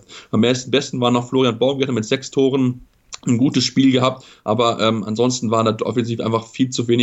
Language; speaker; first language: German; native; German